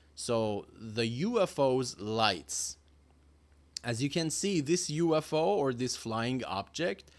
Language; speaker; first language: English; non-native, fluent; Persian